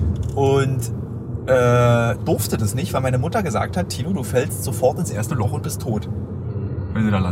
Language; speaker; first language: German; native; German